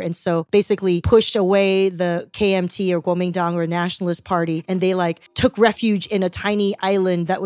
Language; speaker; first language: English; early bilingual, other home language; Chinese